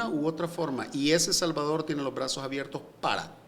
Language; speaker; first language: Spanish; native; Spanish